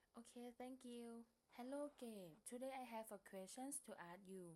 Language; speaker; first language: English; non-native, learner; Thai